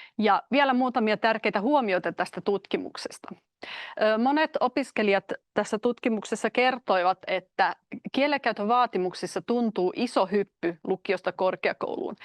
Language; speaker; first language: Finnish; native; Finnish